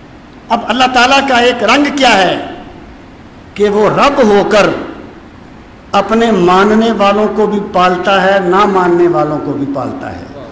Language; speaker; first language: Urdu; native; Urdu